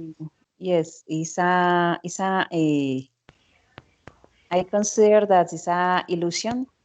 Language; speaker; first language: English; non-native, learner; Spanish